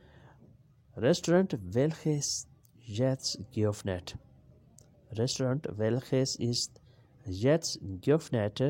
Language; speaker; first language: German; non-native, learner; Urdu